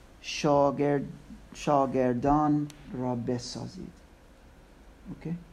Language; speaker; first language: Persian; non-native, learner; English